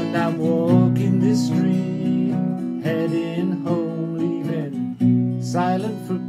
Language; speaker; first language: English; native; English